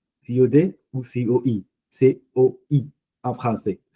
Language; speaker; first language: French; non-native, fluent; Punjabi